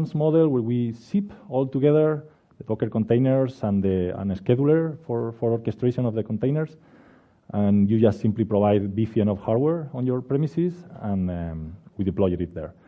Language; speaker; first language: English; non-native, fluent; Spanish